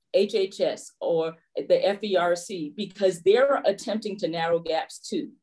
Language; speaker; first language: English; native; English